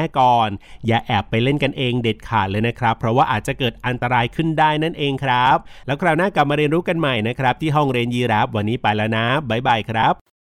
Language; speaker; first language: Thai; native; Thai